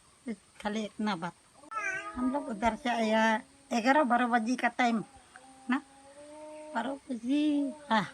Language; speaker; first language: Hindi; non-native, local second language; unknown